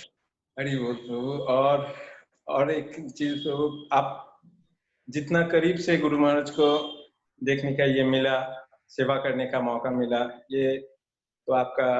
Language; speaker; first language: Hindi; native; Hindi